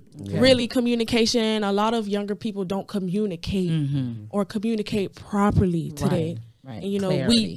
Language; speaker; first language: English; native; English